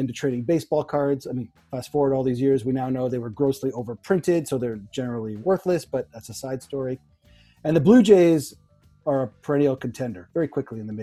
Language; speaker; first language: English; native; English